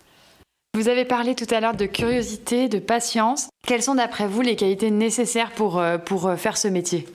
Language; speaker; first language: French; native; French